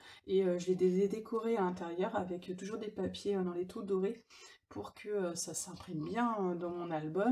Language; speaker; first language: French; native; French